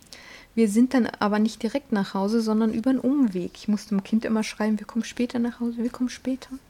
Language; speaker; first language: German; native; German